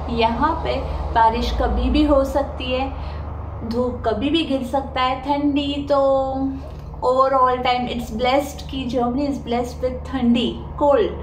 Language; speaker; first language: Hindi; native; Hindi